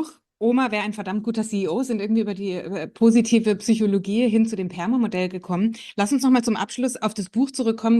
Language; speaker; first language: German; native; German